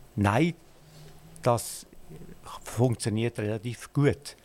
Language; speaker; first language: German; native; German